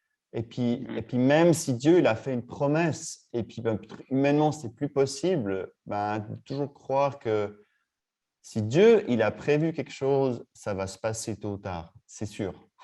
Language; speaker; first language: French; native; French